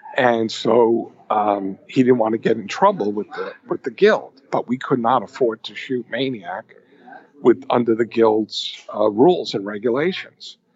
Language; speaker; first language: English; native; English